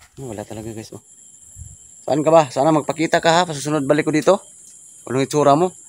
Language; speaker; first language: Filipino; non-native, local second language; Cebuano